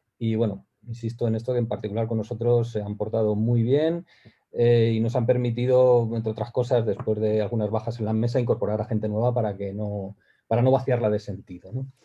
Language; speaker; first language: Spanish; native; Spanish